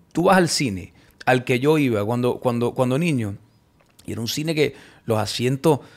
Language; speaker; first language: Spanish; early bilingual, heritage; Spanish